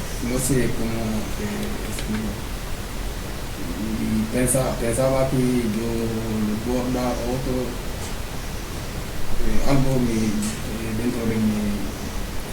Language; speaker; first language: Spanish; non-native, learner; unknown